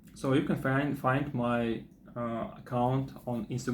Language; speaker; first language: English; non-native, fluent; Russian